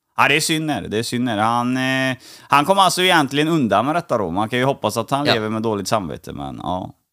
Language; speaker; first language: Swedish; native; Swedish